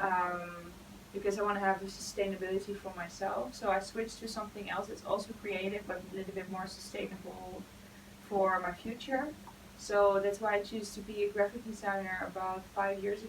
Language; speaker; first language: English; non-native, fluent; Dutch